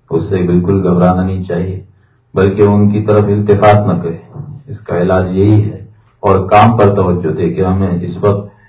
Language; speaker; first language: Urdu; native; Urdu